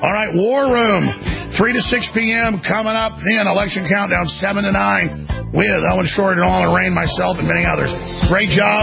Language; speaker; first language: English; native; English